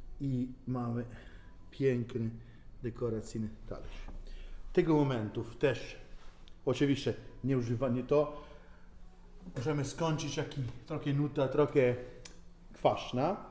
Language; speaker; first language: Polish; non-native, learner; Italian